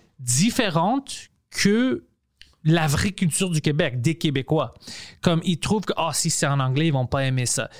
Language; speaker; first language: French; non-native, local second language; English